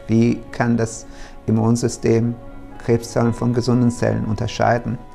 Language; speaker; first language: German; early bilingual, other home language; Turkish